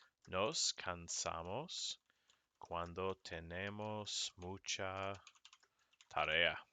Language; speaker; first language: Spanish; non-native, fluent; English